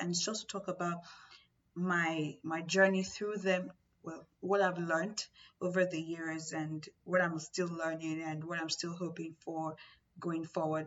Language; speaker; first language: English; non-native, local second language; Yoruba